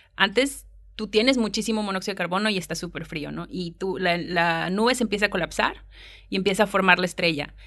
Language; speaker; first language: Spanish; native; Spanish